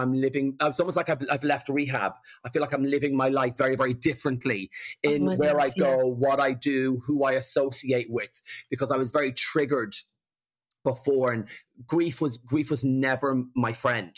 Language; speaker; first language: English; native; English